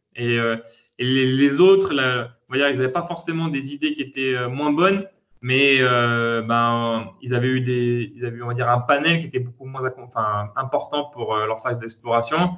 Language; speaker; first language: French; native; French